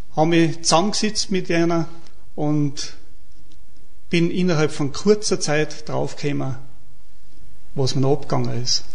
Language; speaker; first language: German; native; German